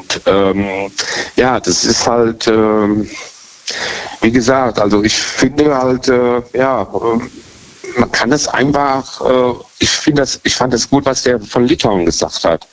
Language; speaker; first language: German; native; German